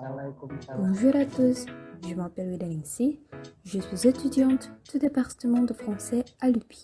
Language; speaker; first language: French; non-native, learner; Indonesian